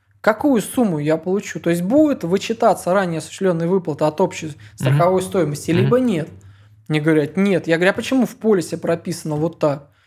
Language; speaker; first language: Russian; native; Russian